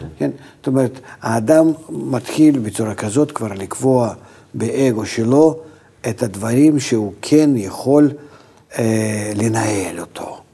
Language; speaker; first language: Hebrew; non-native, fluent; Russian